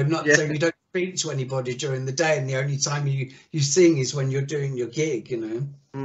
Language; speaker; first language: English; native; English